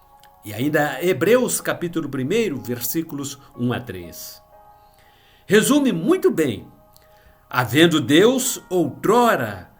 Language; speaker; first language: Portuguese; native; Portuguese